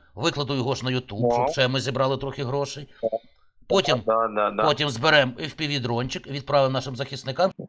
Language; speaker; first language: Ukrainian; native; Ukrainian